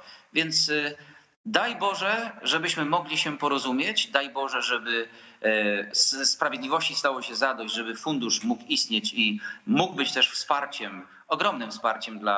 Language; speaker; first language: Polish; native; Polish